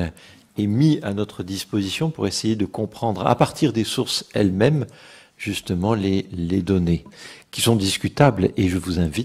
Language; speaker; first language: French; native; French